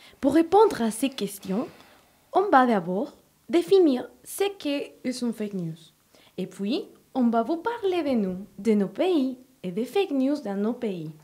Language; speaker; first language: French; non-native, fluent; Spanish